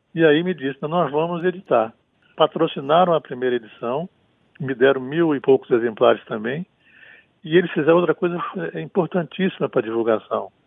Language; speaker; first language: Portuguese; native; Portuguese